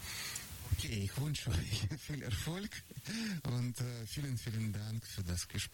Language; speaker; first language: German; non-native, fluent; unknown